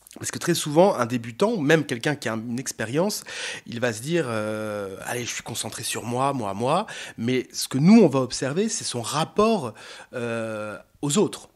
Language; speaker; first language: French; native; French